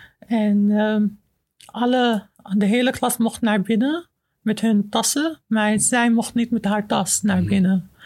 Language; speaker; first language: Dutch; non-native, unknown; Arabic